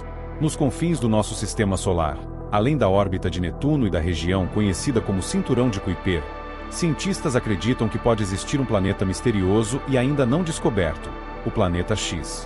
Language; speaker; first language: Portuguese; native; Portuguese